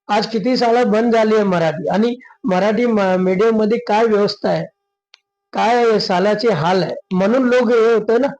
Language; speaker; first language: Marathi; non-native, local second language; Urdu